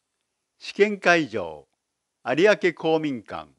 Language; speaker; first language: Japanese; native; Japanese